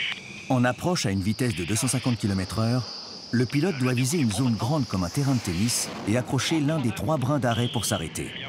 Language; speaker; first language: French; native; French